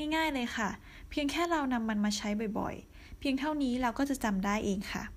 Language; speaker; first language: Thai; native; Thai